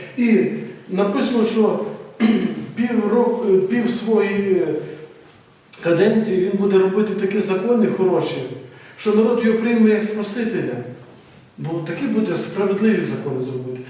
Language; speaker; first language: Ukrainian; native; Ukrainian